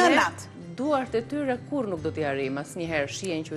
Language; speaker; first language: Albanian; native; Albanian